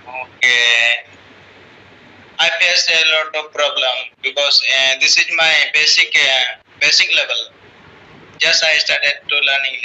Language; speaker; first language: English; non-native, learner; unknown